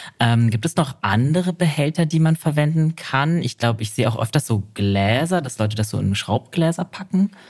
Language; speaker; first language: German; native; German